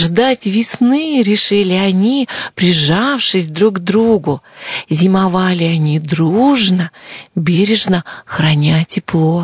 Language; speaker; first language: Russian; native; Russian